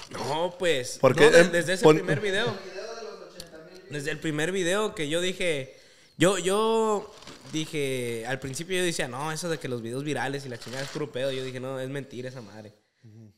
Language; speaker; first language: Spanish; native; Spanish